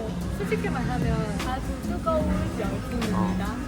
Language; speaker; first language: Korean; non-native, fluent; Vietnamese